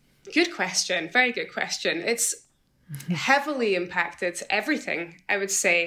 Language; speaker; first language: English; native; English